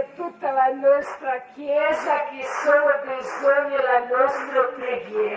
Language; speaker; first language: Italian; non-native, learner; Croatian